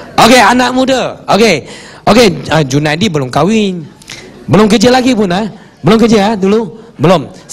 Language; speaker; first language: Malay; non-native, local second language; Chinese